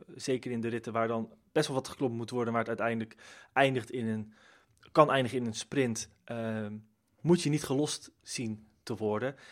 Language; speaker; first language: Dutch; native; Dutch